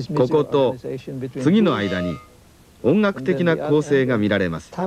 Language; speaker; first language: Japanese; non-native, fluent; Filipino